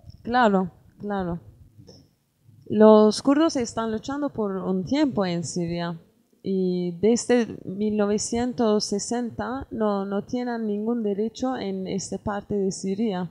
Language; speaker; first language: Spanish; non-native, learner; Kurdish